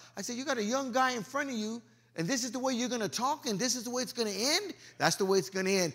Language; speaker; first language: English; early bilingual, other home language; Spanish